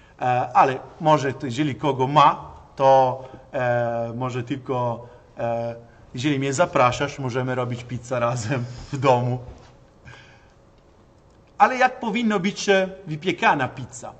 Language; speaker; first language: Polish; non-native, learner; Italian